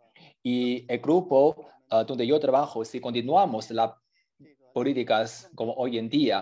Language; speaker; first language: Spanish; non-native, fluent; Chinese